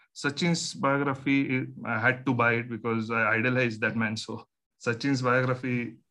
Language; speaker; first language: English; non-native, local second language; Marathi